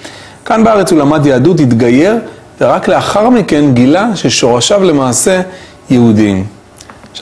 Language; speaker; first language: Hebrew; native; Hebrew